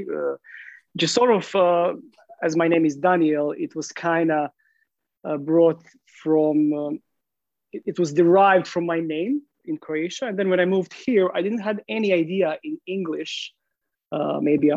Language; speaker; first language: English; non-native, fluent; Croatian